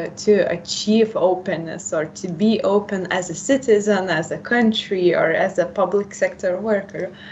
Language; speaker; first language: English; non-native, fluent; Lithuanian